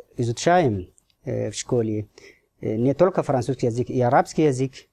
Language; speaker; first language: Russian; non-native, fluent; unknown